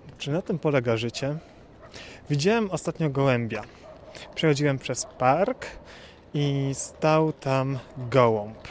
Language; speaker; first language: Polish; native; Polish